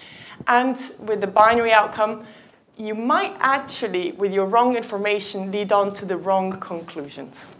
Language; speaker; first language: English; native; English